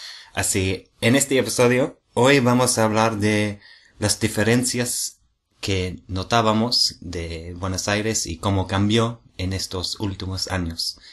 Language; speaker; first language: Spanish; non-native, fluent; English